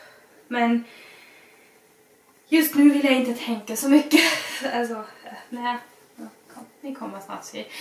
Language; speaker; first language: Swedish; non-native, fluent; German